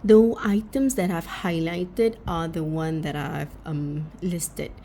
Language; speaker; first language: English; non-native, local second language; Malay